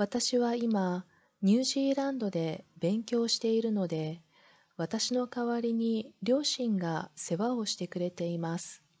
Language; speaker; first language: Japanese; non-native, learner; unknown